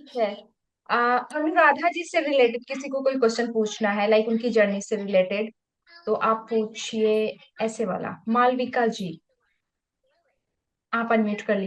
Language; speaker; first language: Hindi; native; Hindi